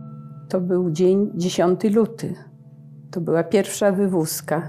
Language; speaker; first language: Polish; native; Polish